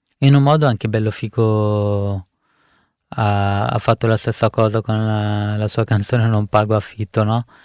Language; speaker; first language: Italian; early bilingual, other home language; Punjabi